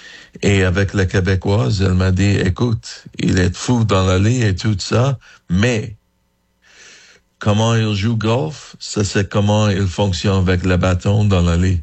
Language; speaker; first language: French; non-native, fluent; English